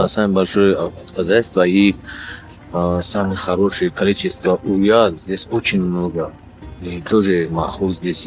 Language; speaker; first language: Russian; non-native, local second language; Tajik